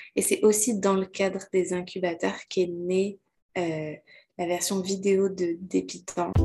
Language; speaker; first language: French; native; French